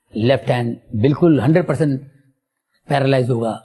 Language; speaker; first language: Hindi; non-native, local second language; Telugu